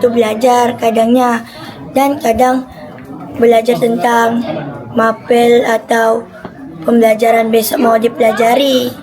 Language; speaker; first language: Indonesian; native; Indonesian